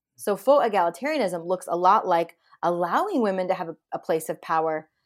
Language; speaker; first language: English; early bilingual, other home language; Hindi